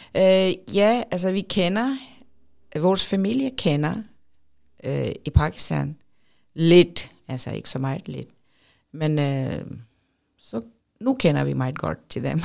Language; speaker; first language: Danish; non-native, fluent; Urdu